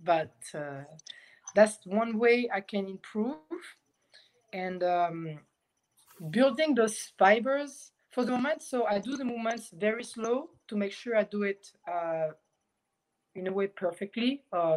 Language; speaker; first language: English; non-native, fluent; French